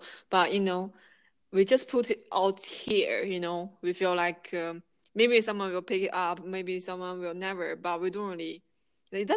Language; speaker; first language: English; non-native, fluent; Chinese